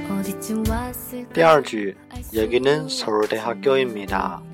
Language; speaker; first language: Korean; non-native, fluent; Chinese